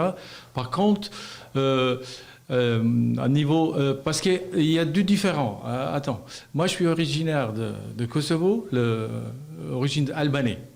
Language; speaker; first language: French; non-native, learner; Albanian